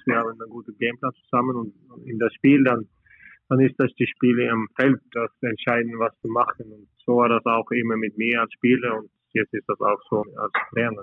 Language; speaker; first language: German; non-native, learner; Norwegian